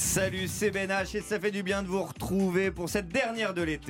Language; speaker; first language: French; native; French